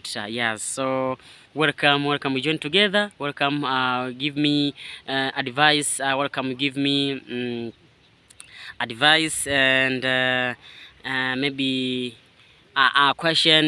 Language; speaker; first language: English; non-native, learner; Swahili